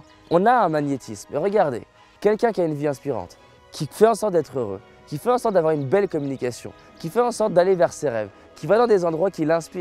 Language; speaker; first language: French; native; French